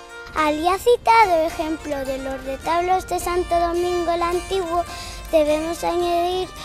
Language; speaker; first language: Spanish; native; Spanish